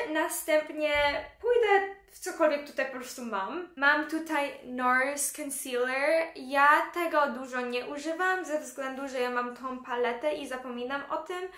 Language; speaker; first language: Polish; early bilingual, heritage; Polish